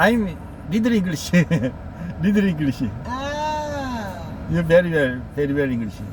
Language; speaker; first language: English; non-native, learner; Korean